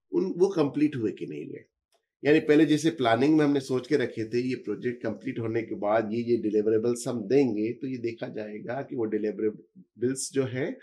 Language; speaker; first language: Hindi; native; Hindi